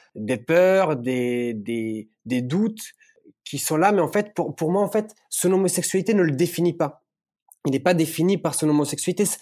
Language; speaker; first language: French; early bilingual, other home language; Italian